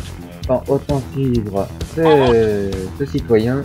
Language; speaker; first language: French; native; French